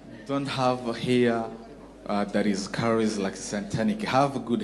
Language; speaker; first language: English; non-native, local second language; Kinyarwanda